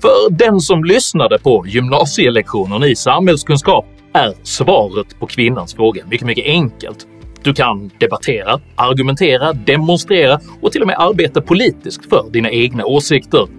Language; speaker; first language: Swedish; native; Swedish